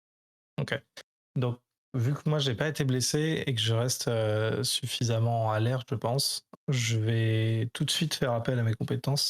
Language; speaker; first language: French; native; French